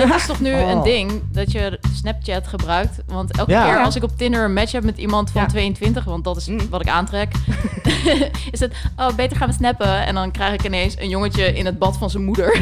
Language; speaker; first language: Dutch; native; Dutch